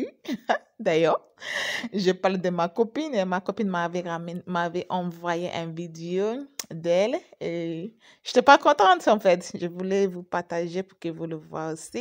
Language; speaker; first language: French; non-native, fluent; English